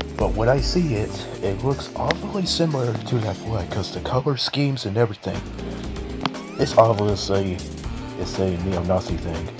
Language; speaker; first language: English; native; English